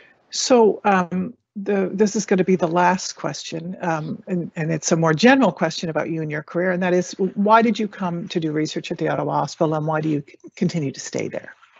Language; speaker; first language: English; native; English